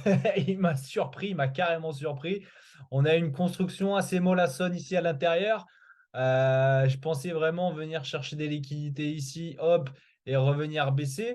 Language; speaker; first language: French; native; French